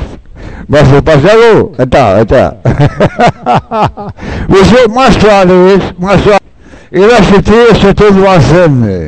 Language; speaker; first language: French; non-native, learner; Portuguese